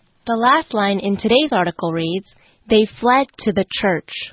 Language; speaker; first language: English; non-native, fluent; Chinese